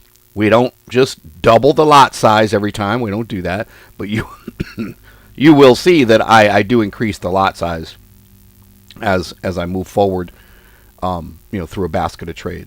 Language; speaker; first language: English; native; English